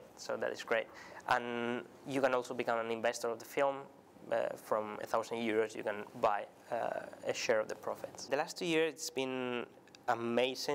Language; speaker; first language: English; non-native, fluent; Spanish